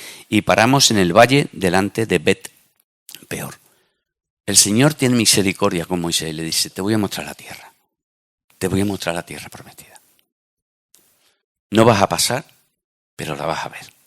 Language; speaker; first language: Spanish; native; Spanish